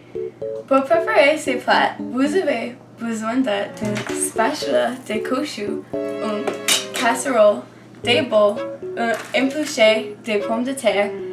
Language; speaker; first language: French; non-native, learner; English